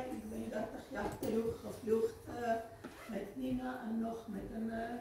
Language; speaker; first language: Dutch; non-native, fluent; Armenian